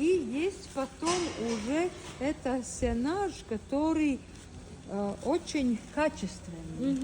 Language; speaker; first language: Russian; non-native, local second language; Latvian